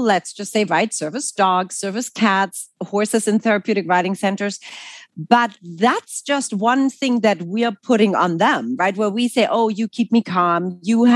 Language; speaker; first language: English; non-native, fluent; German